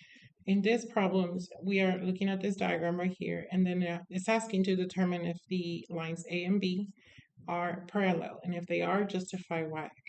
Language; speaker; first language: English; native; English